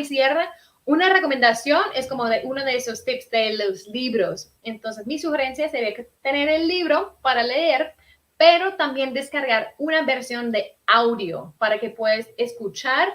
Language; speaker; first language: Spanish; early bilingual, heritage; Spanish